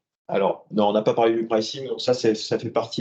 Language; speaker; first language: French; native; French